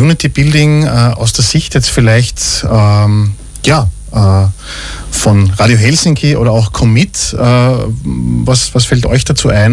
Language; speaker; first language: German; native; German